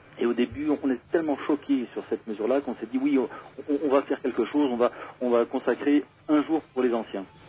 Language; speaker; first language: French; native; French